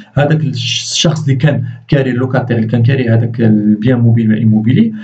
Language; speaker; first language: French; non-native, local second language; Arabic